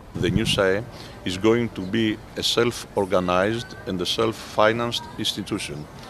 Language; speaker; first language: English; non-native, fluent; Greek